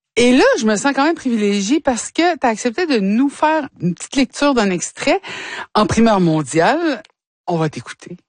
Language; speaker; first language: French; native; French